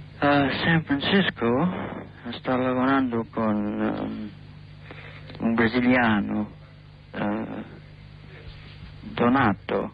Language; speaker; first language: Italian; non-native, learner; English